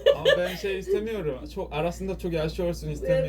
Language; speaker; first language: Turkish; non-native, learner; Korean